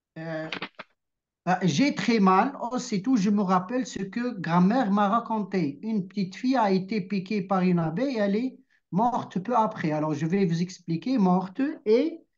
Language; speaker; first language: French; non-native, local second language; Arabic